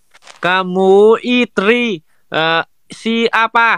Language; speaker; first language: Indonesian; non-native, learner; Vietnamese